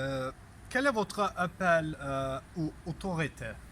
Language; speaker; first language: French; non-native, learner; Turkish